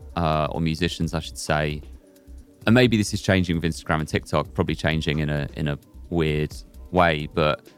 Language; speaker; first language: English; native; English